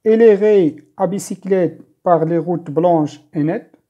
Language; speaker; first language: French; non-native, local second language; Arabic